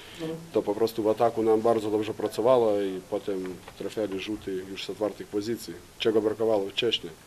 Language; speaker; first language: Polish; non-native, fluent; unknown